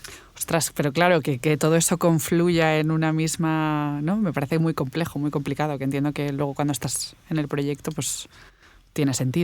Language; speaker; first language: Spanish; native; Spanish